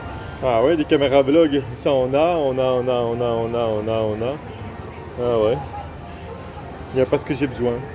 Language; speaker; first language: French; native; French